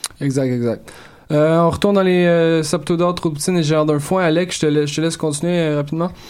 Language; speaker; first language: French; native; French